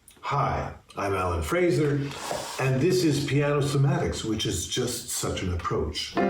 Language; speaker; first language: English; native; English